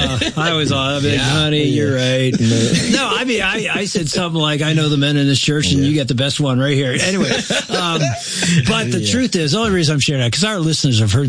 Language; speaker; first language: English; native; English